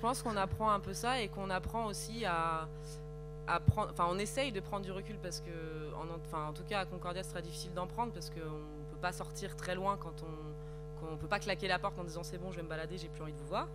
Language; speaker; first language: French; native; French